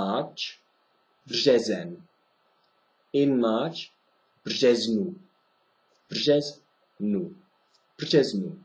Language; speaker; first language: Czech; non-native, fluent; English